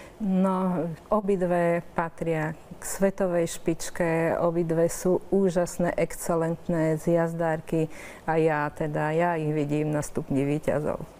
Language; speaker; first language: Slovak; native; Slovak